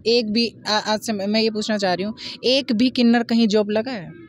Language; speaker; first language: Hindi; native; Hindi